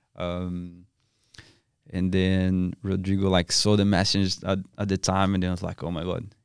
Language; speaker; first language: English; non-native, learner; Portuguese